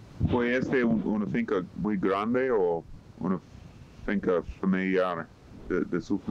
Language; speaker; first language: Spanish; non-native, learner; English